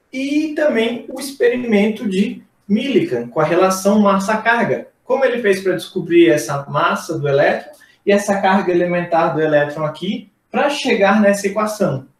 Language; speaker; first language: Portuguese; native; Portuguese